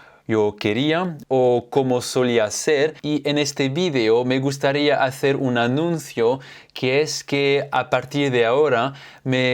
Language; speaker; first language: Spanish; non-native, fluent; French